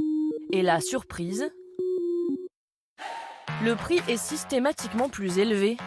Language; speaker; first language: French; native; French